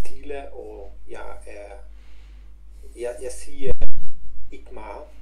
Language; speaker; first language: Danish; non-native, learner; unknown